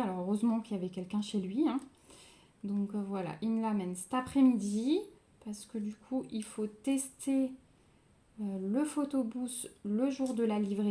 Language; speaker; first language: French; native; French